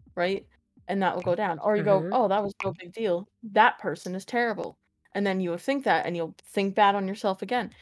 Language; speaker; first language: English; native; English